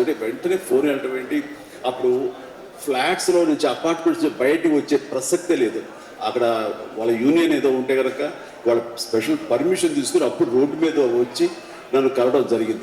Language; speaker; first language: Telugu; native; Telugu